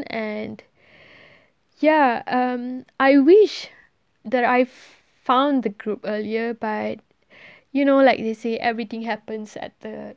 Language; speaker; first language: English; non-native, local second language; Malay